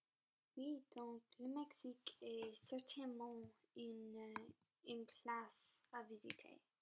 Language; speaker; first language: French; non-native, local second language; English